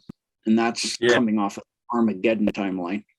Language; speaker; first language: English; native; English